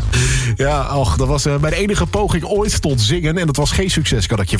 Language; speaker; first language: Dutch; native; Dutch